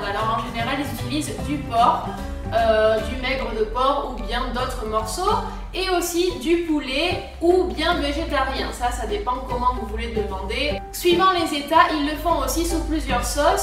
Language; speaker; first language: French; native; French